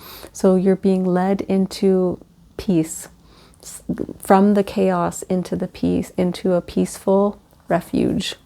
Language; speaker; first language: English; native; English